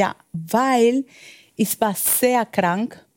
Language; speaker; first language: German; non-native, fluent; Spanish